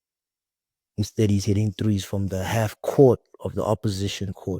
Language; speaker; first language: English; native; English